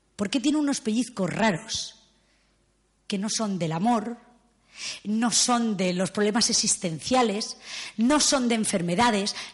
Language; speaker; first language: Spanish; native; Spanish